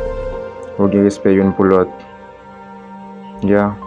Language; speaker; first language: French; non-native, learner; Haitian Creole